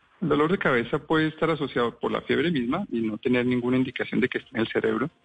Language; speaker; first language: Spanish; native; Spanish